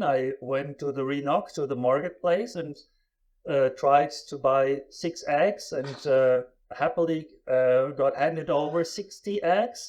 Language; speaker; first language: English; non-native, fluent; German